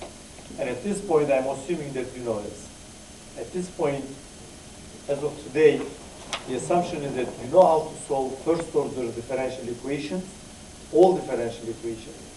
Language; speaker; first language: English; non-native, fluent; Turkish